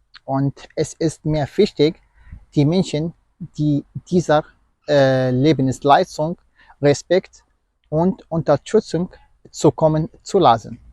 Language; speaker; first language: German; non-native, fluent; Arabic